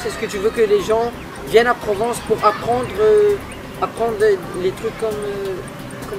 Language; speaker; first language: French; non-native, learner; English